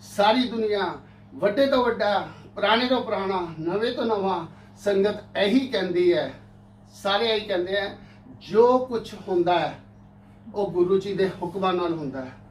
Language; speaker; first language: Hindi; non-native, local second language; Punjabi